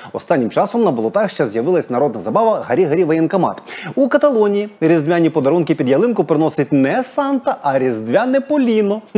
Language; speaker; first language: Ukrainian; native; Ukrainian